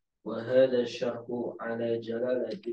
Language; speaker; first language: Arabic; non-native, fluent; Indonesian